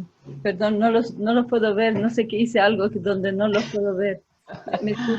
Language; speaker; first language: Spanish; early bilingual, heritage; Spanish